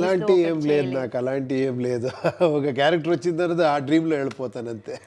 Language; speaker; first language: Telugu; non-native, local second language; Kannada